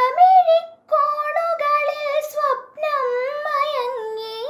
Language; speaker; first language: Malayalam; native; Malayalam